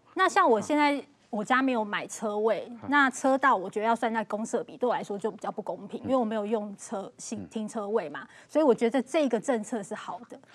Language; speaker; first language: Chinese; native; Chinese